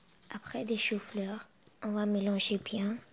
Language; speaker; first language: French; non-native, learner; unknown